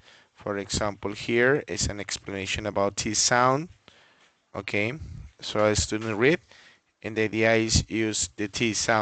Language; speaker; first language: English; non-native, fluent; Spanish